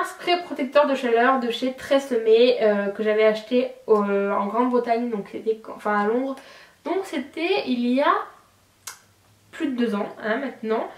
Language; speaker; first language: French; native; French